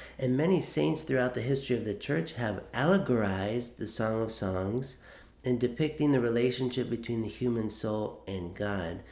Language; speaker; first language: English; native; English